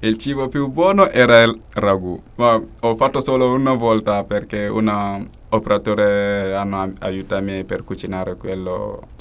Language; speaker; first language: Italian; non-native, learner; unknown